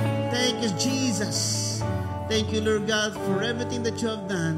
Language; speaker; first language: English; non-native, local second language; Filipino